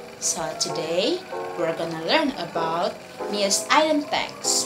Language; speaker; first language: English; non-native, fluent; Indonesian